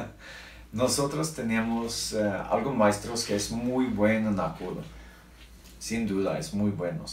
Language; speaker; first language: Spanish; non-native, learner; Norwegian